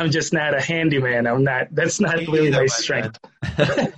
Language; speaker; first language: English; non-native, local second language; Filipino